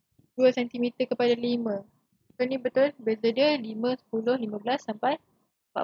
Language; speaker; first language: Malay; native; Malay